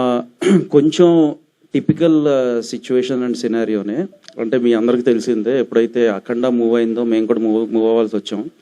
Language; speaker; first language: Telugu; native; Telugu